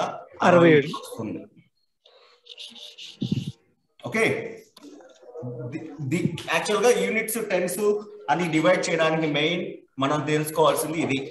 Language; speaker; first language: Telugu; native; Telugu